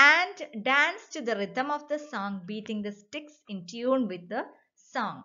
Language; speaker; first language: English; non-native, local second language; Malayalam